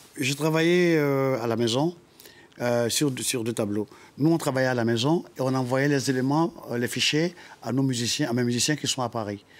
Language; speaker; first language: French; non-native, local second language; Dyula